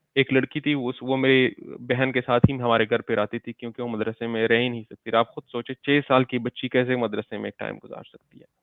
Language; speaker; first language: Urdu; non-native, local second language; Pashto